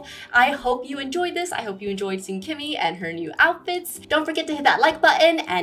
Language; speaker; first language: English; native; English